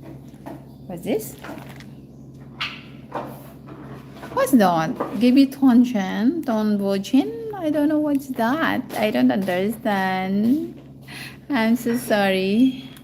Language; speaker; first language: English; non-native, learner; Cebuano